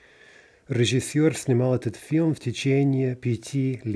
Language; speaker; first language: Russian; non-native, fluent; English